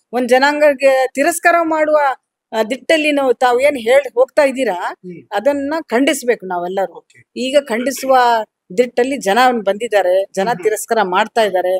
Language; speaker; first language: Kannada; non-native, local second language; Urdu